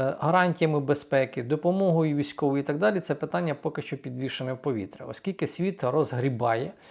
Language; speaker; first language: Ukrainian; native; Ukrainian